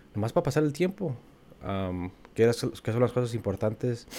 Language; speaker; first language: Spanish; early bilingual, heritage; Spanish